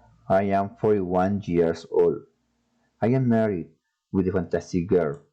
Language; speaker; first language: English; non-native, learner; Spanish